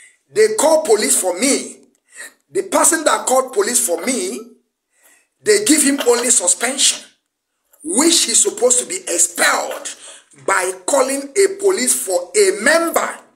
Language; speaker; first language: English; non-native, local second language; Igbo